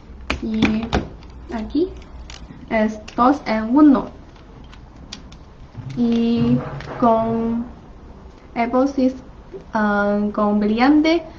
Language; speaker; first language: Spanish; non-native, learner; Chinese